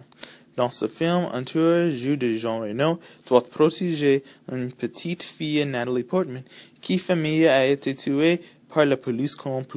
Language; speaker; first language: French; non-native, learner; English